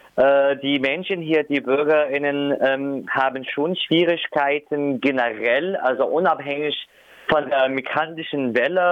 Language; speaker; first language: German; non-native, fluent; Arabic